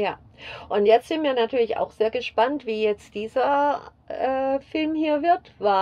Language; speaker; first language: German; native; German